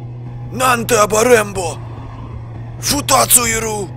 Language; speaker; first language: Japanese; non-native, learner; Russian